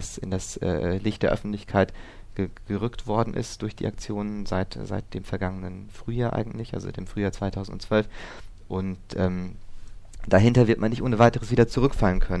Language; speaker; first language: German; native; German